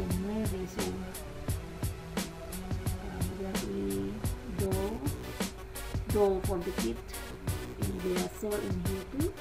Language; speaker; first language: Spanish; non-native, learner; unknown